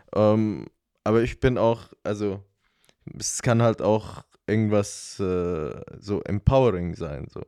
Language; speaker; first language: German; non-native, fluent; Arabic